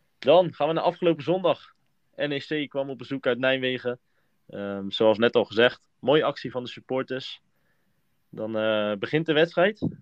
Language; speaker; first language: Dutch; native; Dutch